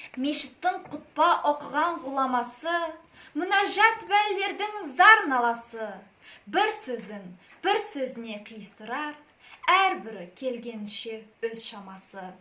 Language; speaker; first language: Kazakh; non-native, local second language; Russian